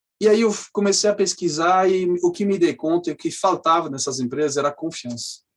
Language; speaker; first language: Portuguese; non-native, fluent; French